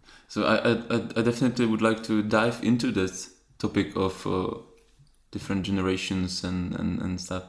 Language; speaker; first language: English; non-native, fluent; Czech